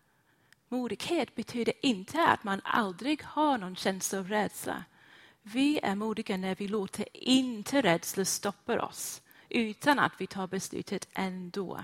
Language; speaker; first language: Swedish; non-native, fluent; English